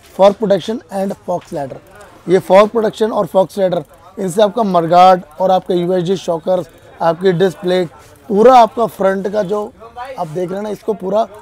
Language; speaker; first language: Hindi; native; Hindi